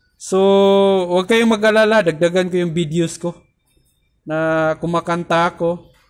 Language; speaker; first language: Filipino; non-native, local second language; Cebuano